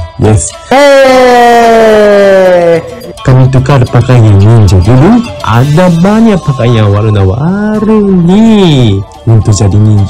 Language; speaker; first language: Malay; non-native, fluent; Japanese